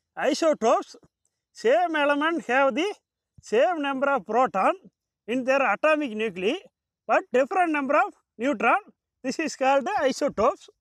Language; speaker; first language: English; non-native, local second language; Tamil